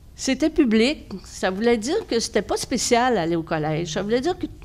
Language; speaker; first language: French; native; French